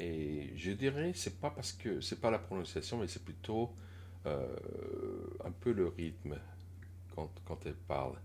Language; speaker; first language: French; non-native, fluent; Korean